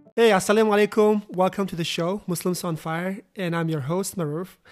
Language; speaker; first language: English; non-native, fluent; Uzbek